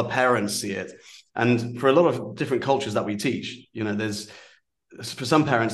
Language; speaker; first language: English; native; English